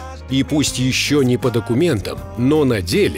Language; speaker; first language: Russian; native; Russian